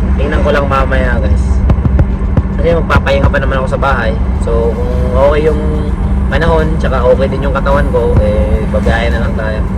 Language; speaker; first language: Filipino; non-native, local second language; Cebuano